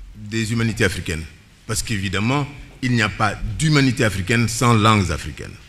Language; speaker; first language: French; non-native, local second language; Bambara